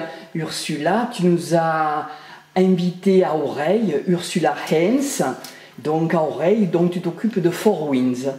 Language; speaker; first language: French; native; French